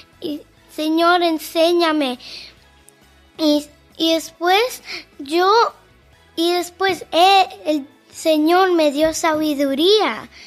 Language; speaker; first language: Spanish; early bilingual, heritage; Spanish